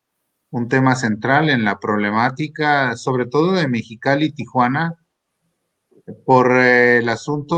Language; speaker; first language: Spanish; native; Spanish